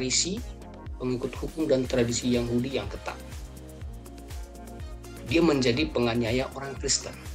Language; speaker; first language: Indonesian; native; Indonesian